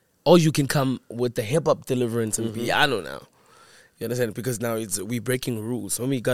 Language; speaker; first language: English; non-native, local second language; Zulu